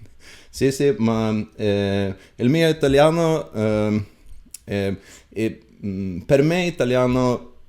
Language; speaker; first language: Italian; non-native, learner; Swedish